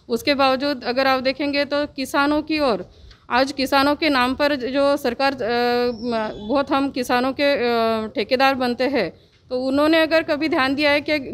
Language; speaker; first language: Hindi; non-native, local second language; Marathi